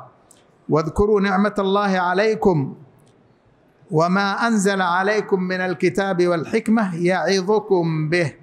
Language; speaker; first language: Arabic; native; Arabic